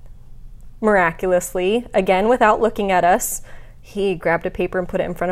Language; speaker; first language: English; native; English